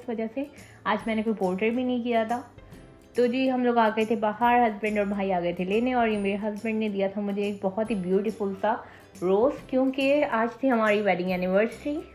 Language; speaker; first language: Urdu; native; Urdu